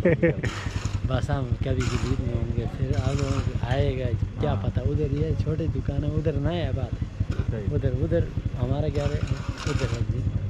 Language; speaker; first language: Hindi; non-native, local second language; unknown